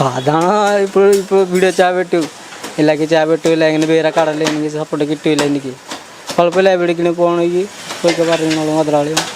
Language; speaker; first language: Malayalam; non-native, learner; Odia